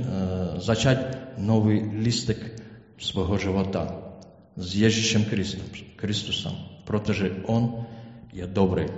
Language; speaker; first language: Czech; non-native, learner; Ukrainian